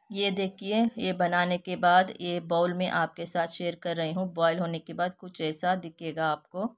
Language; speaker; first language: Hindi; non-native, local second language; Kannada